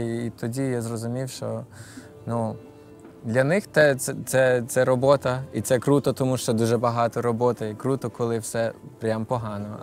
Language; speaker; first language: Ukrainian; non-native, fluent; English